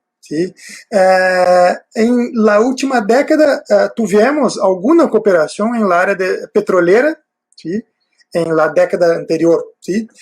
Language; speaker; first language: Spanish; non-native, fluent; Portuguese